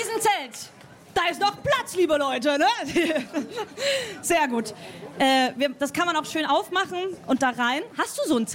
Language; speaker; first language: German; native; German